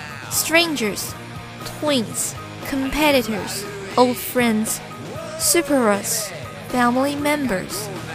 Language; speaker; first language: English; non-native, fluent; Chinese